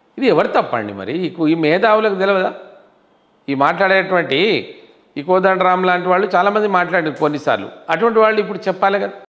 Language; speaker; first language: Telugu; non-native, local second language; Lambadi